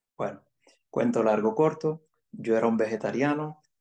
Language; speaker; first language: Spanish; native; Spanish